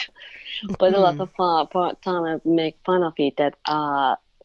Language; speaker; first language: English; non-native, fluent; Persian